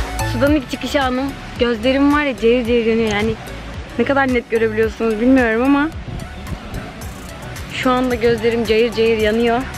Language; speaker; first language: Turkish; native; Turkish